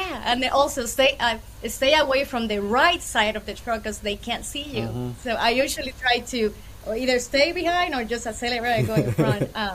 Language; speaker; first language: English; non-native, fluent; Spanish